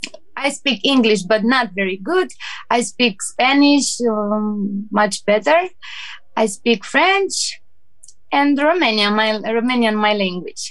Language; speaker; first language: English; non-native, learner; Romanian